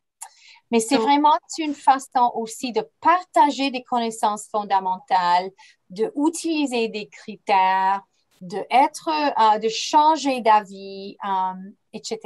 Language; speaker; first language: French; non-native, fluent; English